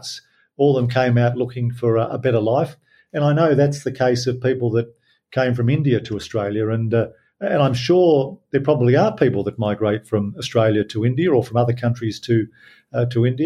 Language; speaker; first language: English; native; English